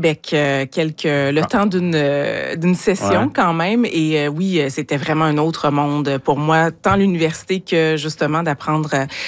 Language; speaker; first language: French; native; French